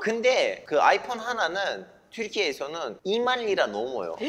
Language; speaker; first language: Korean; non-native, fluent; Turkish